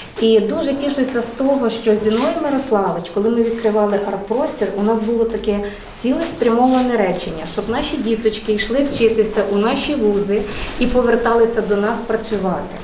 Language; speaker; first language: Ukrainian; native; Ukrainian